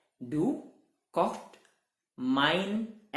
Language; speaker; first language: German; non-native, learner; Indonesian